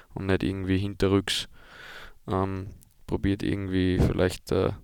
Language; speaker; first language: German; native; German